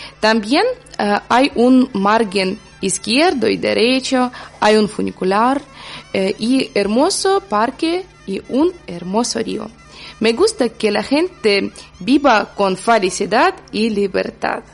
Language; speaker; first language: Spanish; non-native, learner; Ukrainian